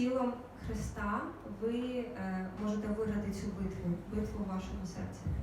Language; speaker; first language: Ukrainian; native; Ukrainian